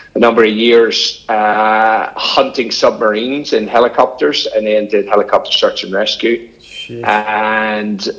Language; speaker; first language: English; native; English